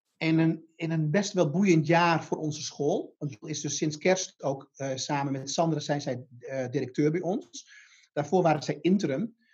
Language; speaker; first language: Dutch; native; Dutch